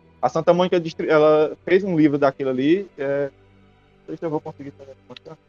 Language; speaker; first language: Portuguese; native; Portuguese